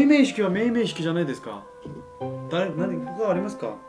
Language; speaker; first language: Japanese; non-native, learner; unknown